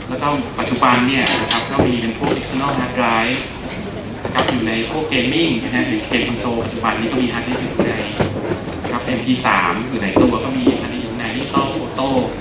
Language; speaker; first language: Thai; native; Thai